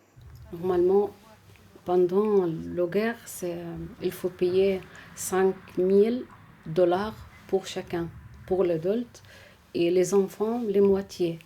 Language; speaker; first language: French; non-native, learner; Arabic